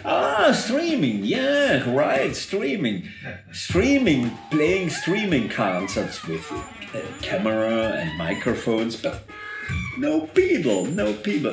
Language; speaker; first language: English; non-native, fluent; German